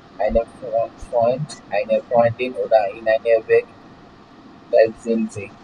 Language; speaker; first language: German; non-native, learner; Bangla